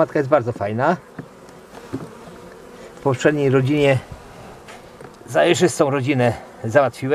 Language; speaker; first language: Polish; native; Polish